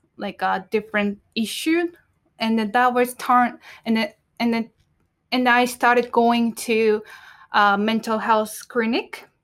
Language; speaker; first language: English; non-native, learner; Japanese